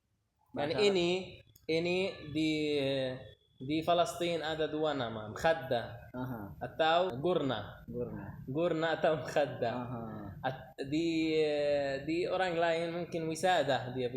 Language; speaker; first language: Indonesian; non-native, learner; Arabic